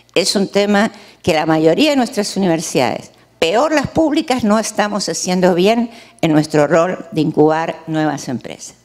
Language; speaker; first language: Spanish; native; Spanish